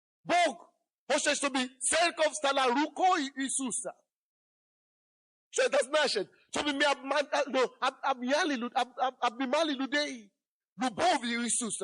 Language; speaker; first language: Russian; non-native, fluent; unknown